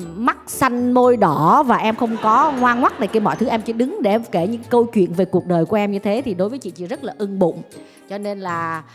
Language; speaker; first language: Vietnamese; native; Vietnamese